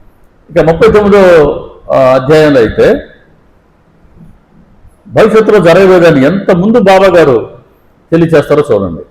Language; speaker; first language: Telugu; native; Telugu